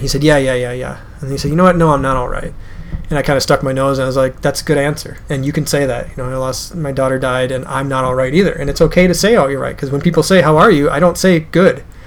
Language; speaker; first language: English; native; English